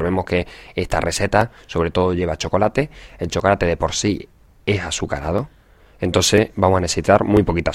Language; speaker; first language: Spanish; native; Spanish